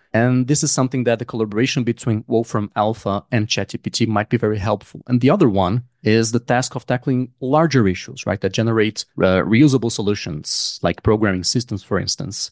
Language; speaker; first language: English; non-native, fluent; Portuguese